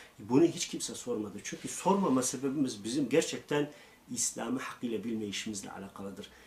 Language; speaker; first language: Turkish; non-native, local second language; Kurdish